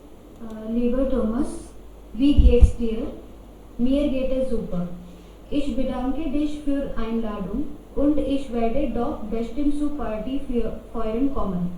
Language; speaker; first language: German; non-native, learner; Hindi